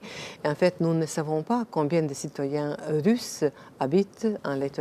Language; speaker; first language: French; non-native, fluent; Latvian